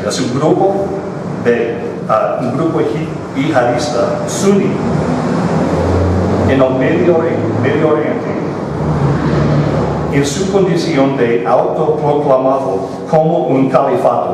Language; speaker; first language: Spanish; non-native, fluent; English